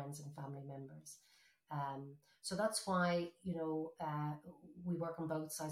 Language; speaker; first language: English; native; English